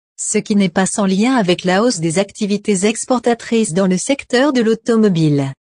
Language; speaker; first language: French; non-native, local second language; Arabic